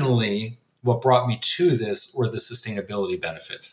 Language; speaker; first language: English; native; English